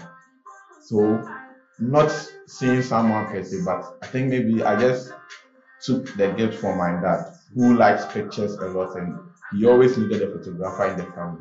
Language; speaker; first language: English; non-native, local second language; Akan